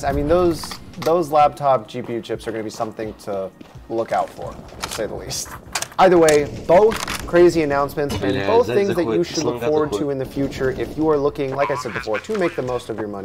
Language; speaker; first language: English; native; English